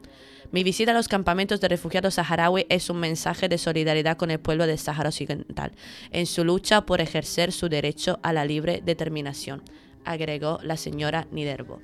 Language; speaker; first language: Spanish; native; Spanish